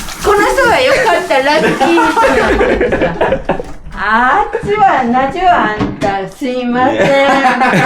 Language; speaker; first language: Japanese; native; Japanese